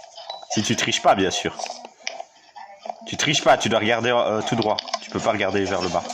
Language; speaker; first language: French; native; French